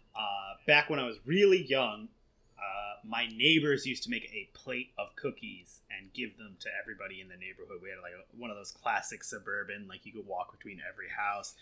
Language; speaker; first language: English; early bilingual, other home language; Hindi